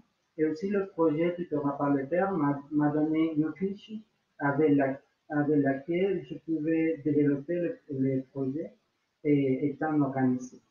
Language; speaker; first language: French; non-native, learner; Spanish